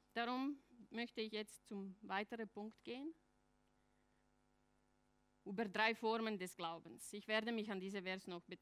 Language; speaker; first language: German; non-native, fluent; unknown